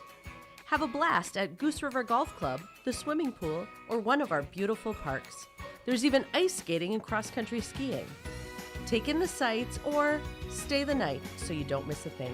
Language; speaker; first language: English; native; English